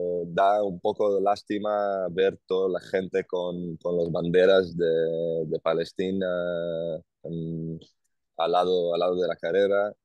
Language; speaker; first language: Spanish; non-native, learner; Hebrew